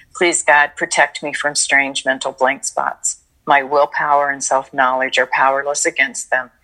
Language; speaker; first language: English; native; English